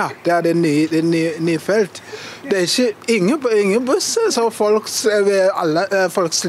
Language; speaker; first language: Norwegian; non-native, fluent; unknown